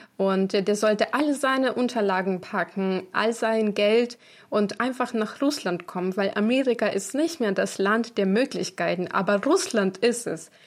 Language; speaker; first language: German; non-native, fluent; Ukrainian